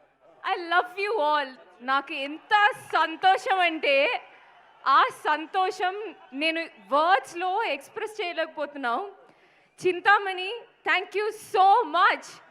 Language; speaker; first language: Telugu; non-native, fluent; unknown